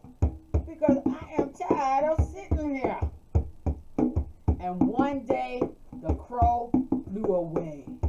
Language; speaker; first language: English; native; English